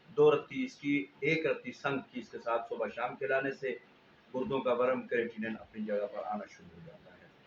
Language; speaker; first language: Urdu; non-native, local second language; Sindhi